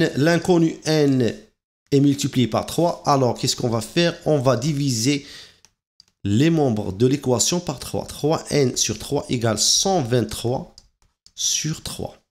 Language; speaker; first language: French; non-native, local second language; Arabic